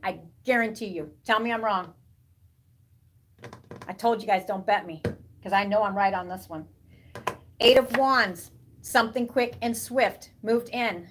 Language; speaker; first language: English; native; English